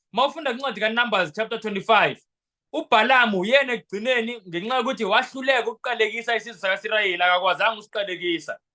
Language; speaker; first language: Zulu; non-native, local second language; Xhosa